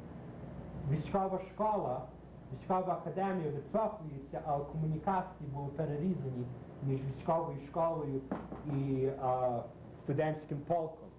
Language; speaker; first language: Ukrainian; early bilingual, heritage; Ukrainian